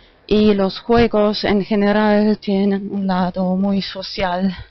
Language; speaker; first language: Spanish; non-native, fluent; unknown